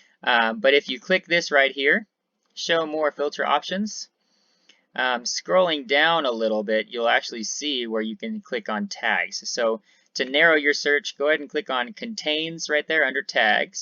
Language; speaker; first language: English; native; English